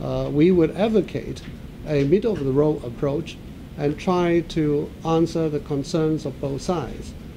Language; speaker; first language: English; non-native, local second language; Cantonese